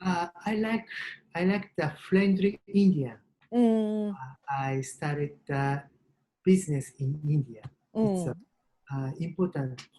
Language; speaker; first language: English; non-native, learner; Japanese